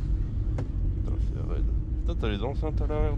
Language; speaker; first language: French; native; French